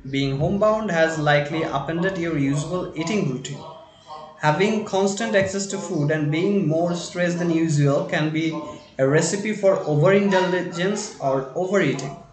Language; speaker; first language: English; non-native, local second language; Bangla